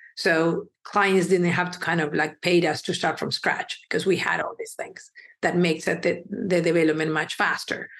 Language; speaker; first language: English; early bilingual, other home language; Spanish